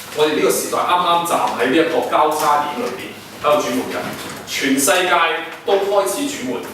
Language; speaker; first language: Cantonese; early bilingual, heritage; Cantonese